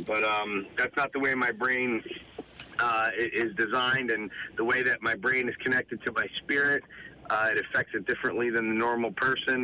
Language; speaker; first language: English; native; English